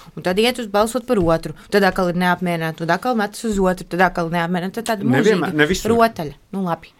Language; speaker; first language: Latvian; native; Latvian